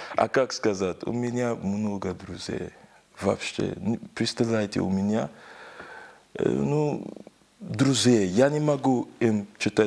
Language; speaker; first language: Russian; non-native, learner; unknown